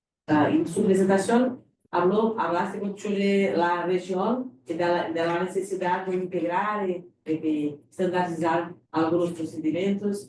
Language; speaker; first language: Spanish; non-native, fluent; Portuguese